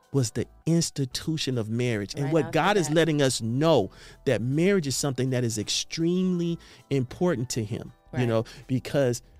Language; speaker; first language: English; native; English